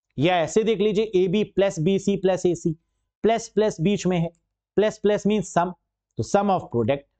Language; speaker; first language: Hindi; native; Hindi